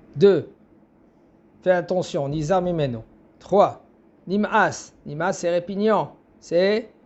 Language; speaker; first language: French; native; French